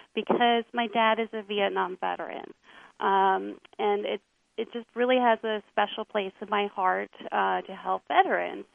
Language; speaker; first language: English; native; English